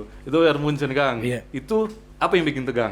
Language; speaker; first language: Indonesian; non-native, local second language; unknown